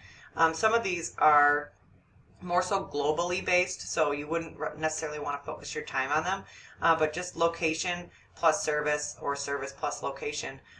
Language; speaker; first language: English; native; English